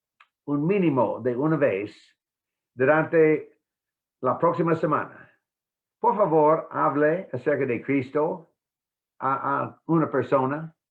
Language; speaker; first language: Spanish; non-native, fluent; English